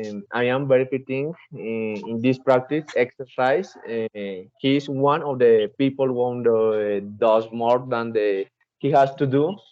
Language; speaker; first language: English; non-native, learner; Spanish